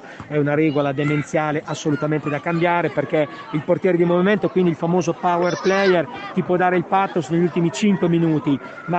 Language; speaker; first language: Italian; native; Italian